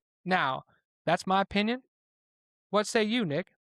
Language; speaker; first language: English; native; English